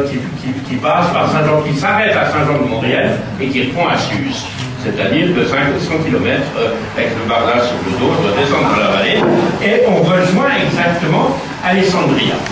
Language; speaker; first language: French; native; French